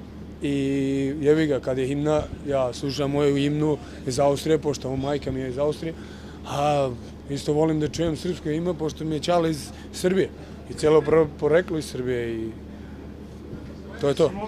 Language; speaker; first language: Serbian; early bilingual, heritage; German